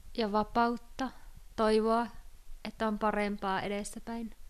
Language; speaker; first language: Finnish; non-native, fluent; English